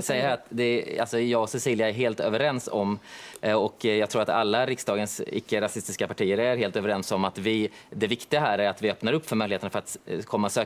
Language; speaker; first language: Swedish; native; Swedish